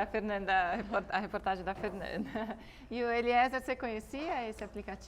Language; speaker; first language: Portuguese; native; Portuguese